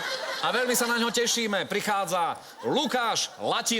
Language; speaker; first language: Slovak; native; Slovak